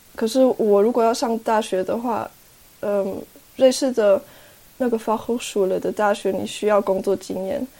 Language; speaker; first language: Chinese; early bilingual, heritage; Chinese